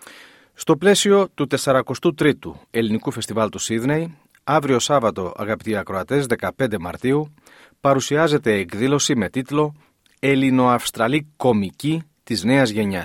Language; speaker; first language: Greek; native; Greek